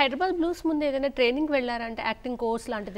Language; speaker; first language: Telugu; native; Telugu